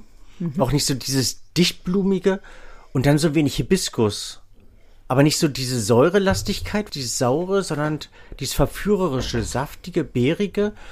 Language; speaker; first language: German; native; German